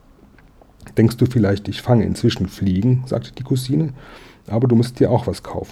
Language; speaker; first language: German; native; German